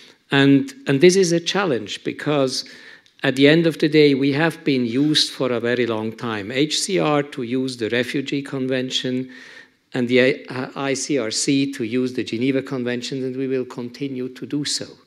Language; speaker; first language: English; non-native, fluent; German